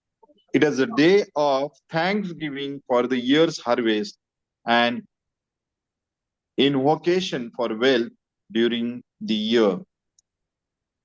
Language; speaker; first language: English; non-native, local second language; Marathi